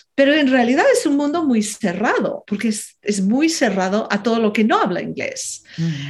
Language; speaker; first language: Spanish; non-native, fluent; English